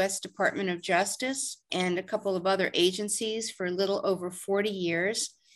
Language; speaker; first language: English; native; English